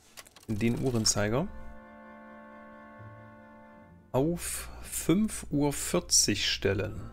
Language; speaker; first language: German; native; German